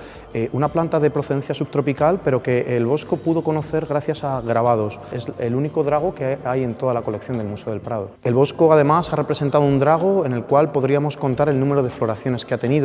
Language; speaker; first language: Spanish; native; Spanish